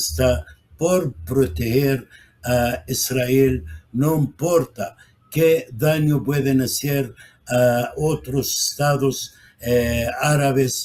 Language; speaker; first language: Spanish; non-native, fluent; Arabic